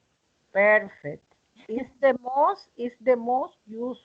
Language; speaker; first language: English; non-native, learner; Spanish